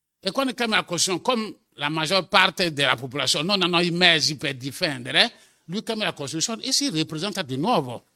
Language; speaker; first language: Italian; non-native, fluent; French